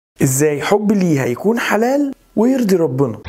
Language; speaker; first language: Arabic; native; Arabic